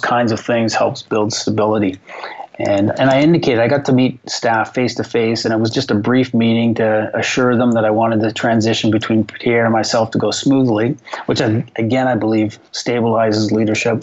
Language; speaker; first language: English; native; English